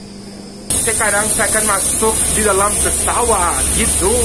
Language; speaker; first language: Indonesian; non-native, fluent; Portuguese